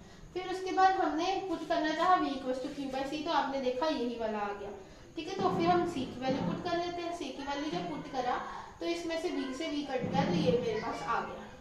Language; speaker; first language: Hindi; native; Hindi